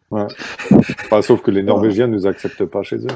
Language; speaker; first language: French; native; French